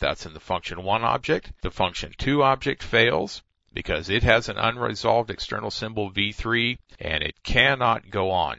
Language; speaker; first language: English; native; English